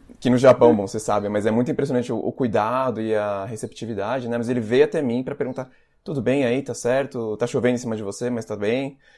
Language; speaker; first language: Portuguese; native; Portuguese